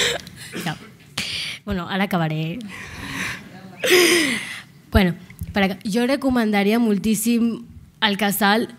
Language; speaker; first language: Catalan; non-native, local second language; Arabic